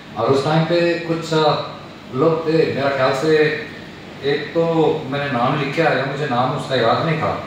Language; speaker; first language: Hindi; non-native, local second language; Telugu